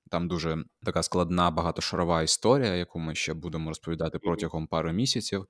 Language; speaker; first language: Ukrainian; non-native, local second language; Russian